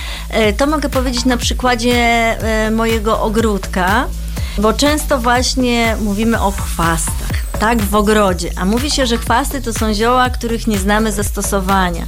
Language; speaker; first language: Polish; native; Polish